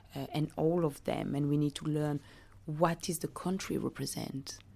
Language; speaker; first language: English; non-native, fluent; French